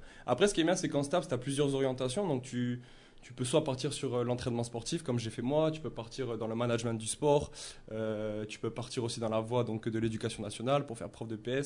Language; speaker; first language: French; native; French